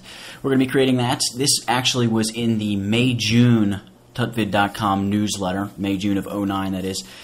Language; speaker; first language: English; native; English